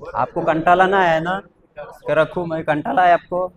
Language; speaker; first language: Hindi; non-native, local second language; Marathi